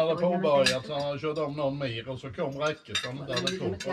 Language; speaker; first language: Swedish; native; Swedish